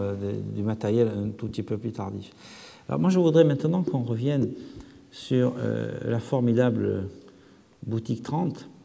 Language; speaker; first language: French; native; French